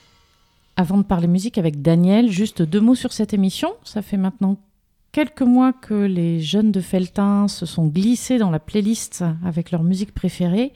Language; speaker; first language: French; native; French